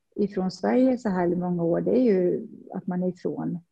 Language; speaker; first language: Swedish; native; Swedish